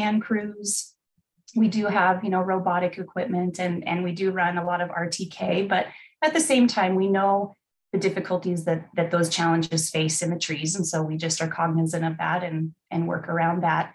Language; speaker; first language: English; native; English